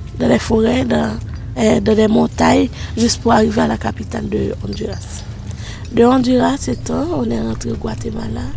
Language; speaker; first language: French; non-native, local second language; Haitian Creole